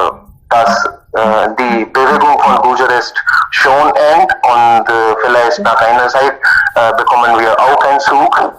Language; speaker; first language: German; non-native, learner; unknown